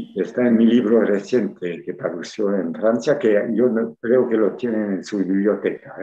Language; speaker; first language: Spanish; non-native, fluent; French